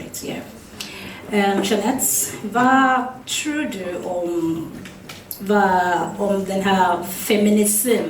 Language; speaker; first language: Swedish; non-native, fluent; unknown